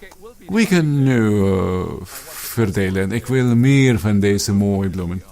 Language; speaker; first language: Dutch; non-native, fluent; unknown